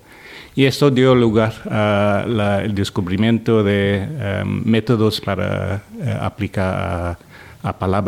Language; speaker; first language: Spanish; non-native, fluent; English